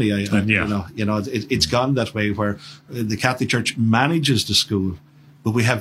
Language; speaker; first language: English; native; English